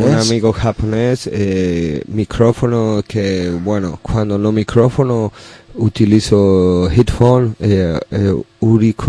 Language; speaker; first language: Spanish; non-native, learner; English